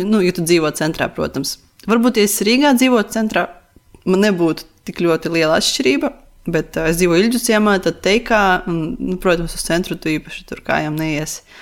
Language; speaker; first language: Latvian; non-native, local second language; Russian